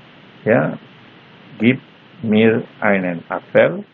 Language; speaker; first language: German; non-native, fluent; Indonesian